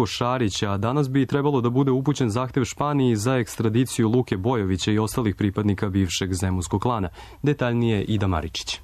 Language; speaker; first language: Croatian; native; Croatian